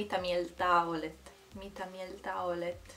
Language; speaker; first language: Finnish; non-native, learner; Italian